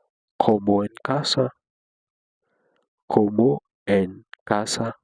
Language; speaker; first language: Spanish; non-native, fluent; Haitian Creole